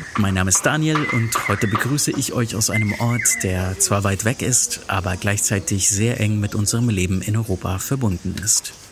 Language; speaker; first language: German; native; German